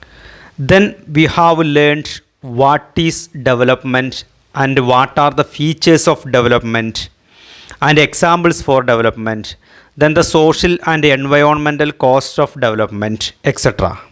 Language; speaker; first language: English; non-native, local second language; Malayalam